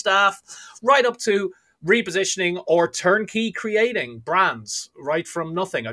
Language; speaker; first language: English; native; English